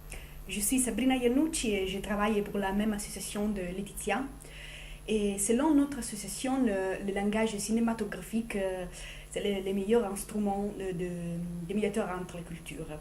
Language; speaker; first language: French; non-native, fluent; Italian